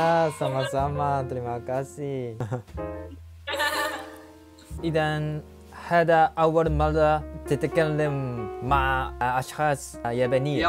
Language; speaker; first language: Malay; non-native, learner; Japanese